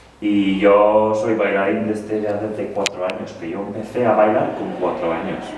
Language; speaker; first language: Spanish; non-native, fluent; English